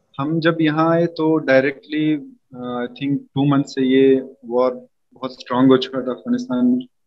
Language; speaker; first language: Hindi; non-native, fluent; Pashto